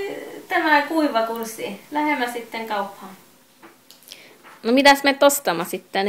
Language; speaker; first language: Finnish; non-native, learner; Swedish